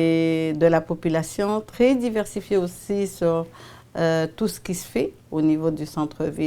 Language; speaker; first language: French; native; French